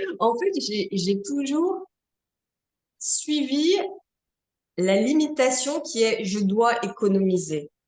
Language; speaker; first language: French; native; French